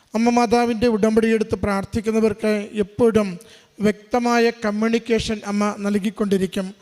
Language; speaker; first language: Malayalam; native; Malayalam